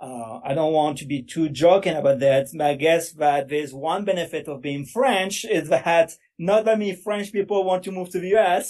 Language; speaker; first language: English; non-native, fluent; French